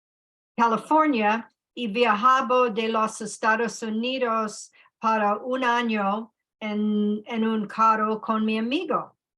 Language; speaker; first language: Spanish; non-native, learner; English